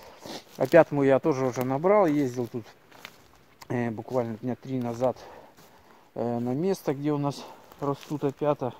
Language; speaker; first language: Russian; native; Russian